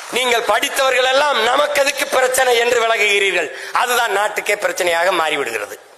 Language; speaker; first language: Tamil; native; Tamil